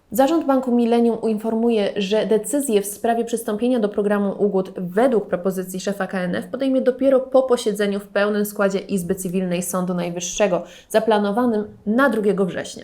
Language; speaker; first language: Polish; native; Polish